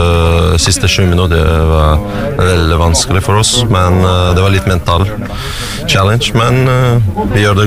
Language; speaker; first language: Norwegian; non-native, fluent; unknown